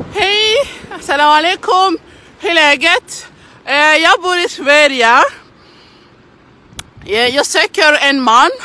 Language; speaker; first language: Swedish; non-native, learner; Swahili